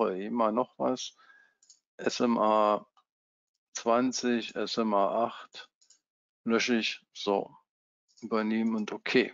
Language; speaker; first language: German; native; German